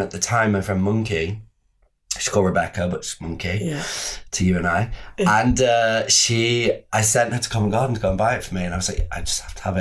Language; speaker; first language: English; native; English